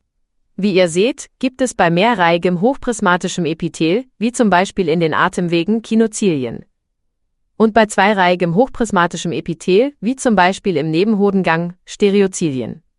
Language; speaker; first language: German; native; German